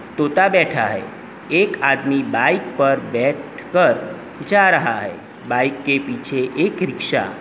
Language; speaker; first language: Hindi; non-native, local second language; Gujarati